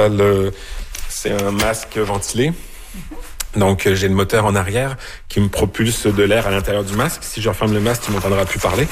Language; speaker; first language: French; native; French